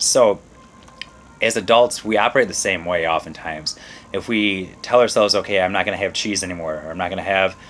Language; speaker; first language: English; native; English